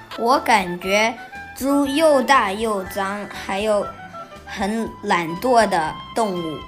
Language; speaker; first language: Chinese; early bilingual, heritage; Chinese